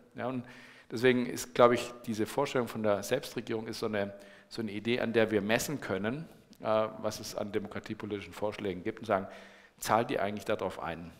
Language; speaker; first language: German; native; German